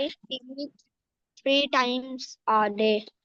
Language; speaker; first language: English; non-native, learner; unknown